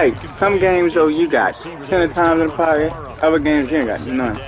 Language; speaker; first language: English; native; English